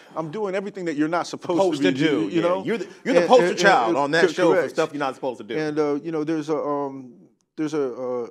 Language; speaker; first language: English; native; English